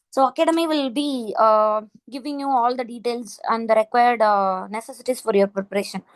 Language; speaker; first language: English; non-native, local second language; Tamil